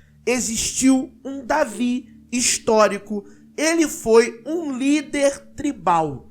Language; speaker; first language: Portuguese; native; Portuguese